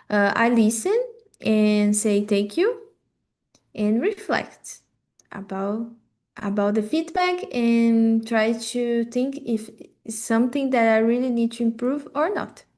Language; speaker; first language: English; non-native, learner; Portuguese